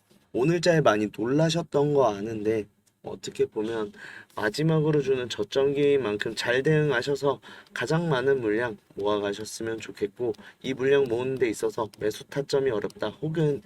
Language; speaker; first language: Korean; native; Korean